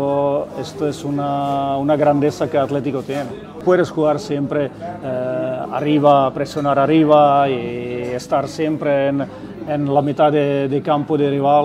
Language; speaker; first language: Spanish; non-native, fluent; Czech